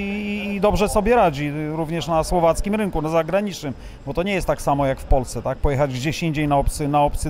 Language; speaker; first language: Polish; native; Polish